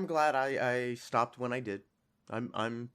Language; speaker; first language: English; native; English